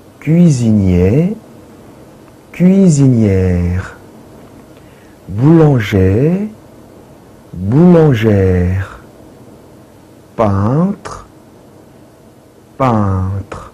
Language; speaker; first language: French; non-native, fluent; Korean